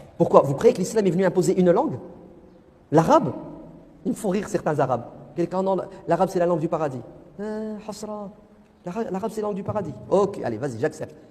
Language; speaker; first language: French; early bilingual, other home language; Kabyle